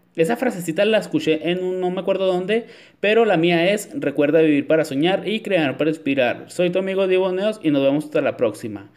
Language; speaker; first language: Spanish; native; Spanish